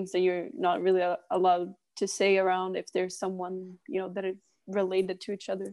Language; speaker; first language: English; non-native, fluent; Swedish